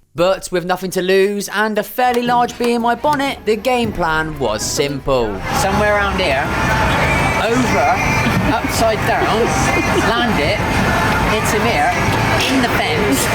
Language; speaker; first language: English; native; English